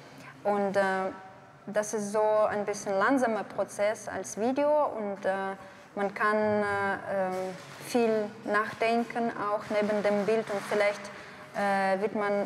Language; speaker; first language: German; non-native, fluent; Russian